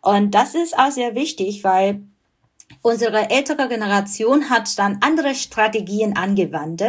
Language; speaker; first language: German; non-native, fluent; Burmese